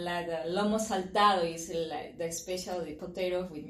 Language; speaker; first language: English; non-native, learner; Spanish